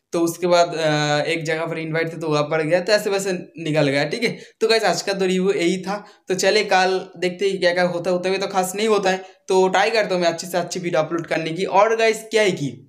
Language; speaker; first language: Hindi; non-native, local second language; Bangla